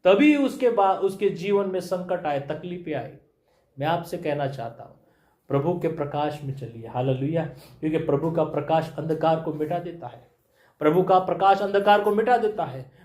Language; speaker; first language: Hindi; non-native, local second language; Marathi